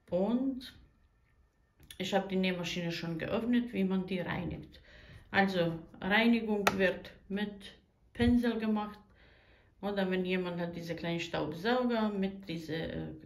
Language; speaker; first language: German; non-native, fluent; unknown